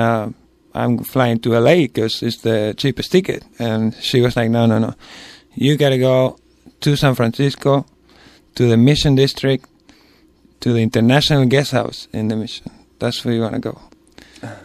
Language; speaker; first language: English; non-native, fluent; Spanish